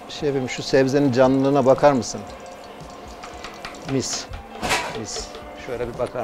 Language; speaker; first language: Turkish; native; Turkish